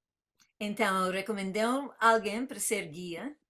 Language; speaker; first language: Portuguese; non-native, fluent; English